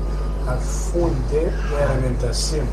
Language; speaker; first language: Spanish; non-native, fluent; Chinese